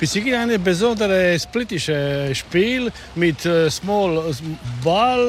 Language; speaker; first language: German; non-native, learner; Croatian